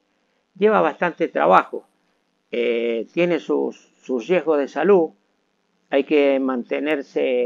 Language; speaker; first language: Spanish; native; Spanish